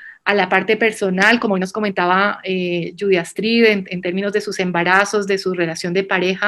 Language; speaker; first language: Spanish; native; Spanish